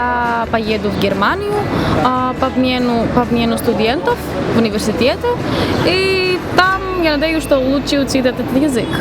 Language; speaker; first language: Russian; non-native, fluent; Greek